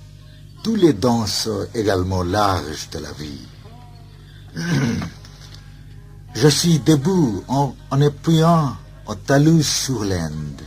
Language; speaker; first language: French; non-native, fluent; Bangla